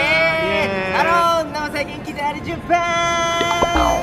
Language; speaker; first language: Indonesian; non-native, learner; Japanese